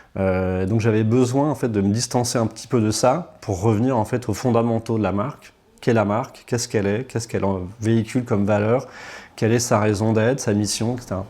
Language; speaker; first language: French; native; French